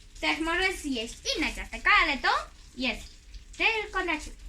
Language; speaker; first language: Polish; early bilingual, heritage; Polish